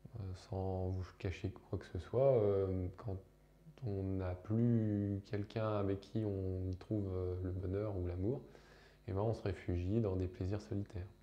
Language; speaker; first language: French; native; French